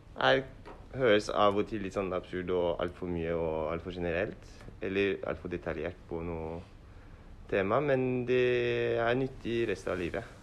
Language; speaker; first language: Norwegian; non-native, learner; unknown